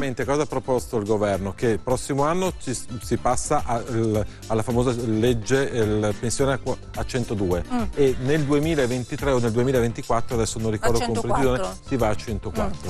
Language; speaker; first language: Italian; native; Italian